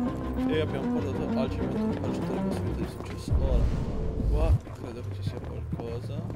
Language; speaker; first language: Italian; native; Italian